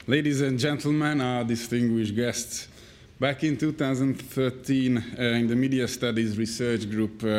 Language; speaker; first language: English; non-native, fluent; Hungarian